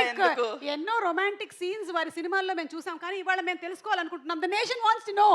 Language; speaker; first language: Telugu; native; Telugu